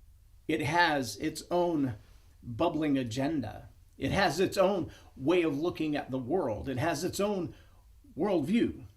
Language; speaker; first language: English; native; English